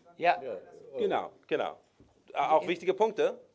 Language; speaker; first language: German; non-native, fluent; English